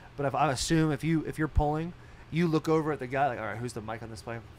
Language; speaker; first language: English; native; English